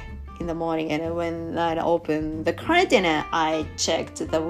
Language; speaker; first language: English; non-native, learner; Japanese